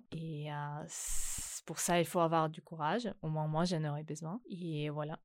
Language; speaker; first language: French; non-native, fluent; Ukrainian